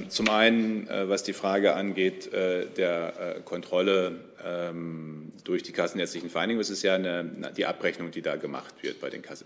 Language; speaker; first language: German; native; German